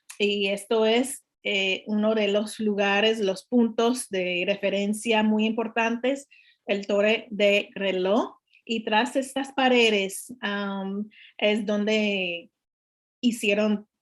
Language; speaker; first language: Spanish; non-native, learner; English